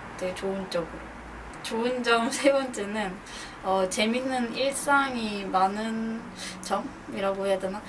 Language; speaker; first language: Korean; early bilingual, other home language; Russian